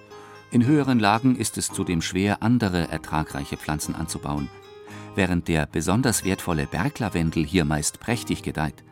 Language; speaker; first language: German; native; German